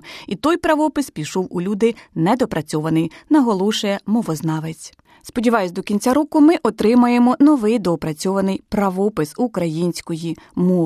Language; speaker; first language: Ukrainian; native; Ukrainian